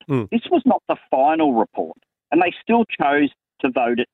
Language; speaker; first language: English; native; English